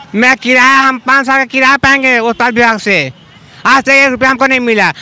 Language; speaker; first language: Hindi; non-native, local second language; Punjabi